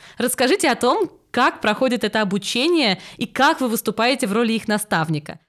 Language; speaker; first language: Russian; native; Russian